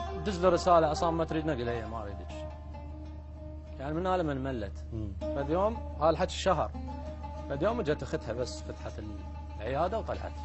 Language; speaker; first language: Arabic; native; Arabic